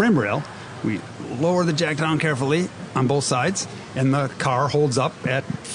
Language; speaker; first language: English; native; English